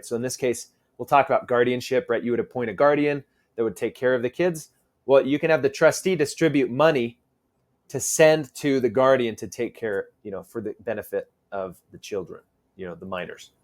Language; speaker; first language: English; native; English